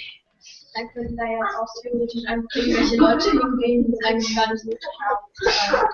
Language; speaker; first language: German; native; German